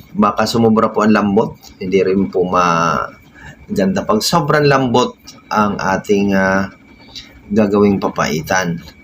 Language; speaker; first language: Filipino; native; Filipino